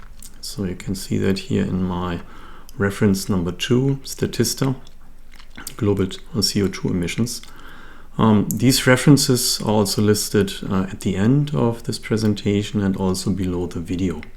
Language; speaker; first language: English; non-native, fluent; German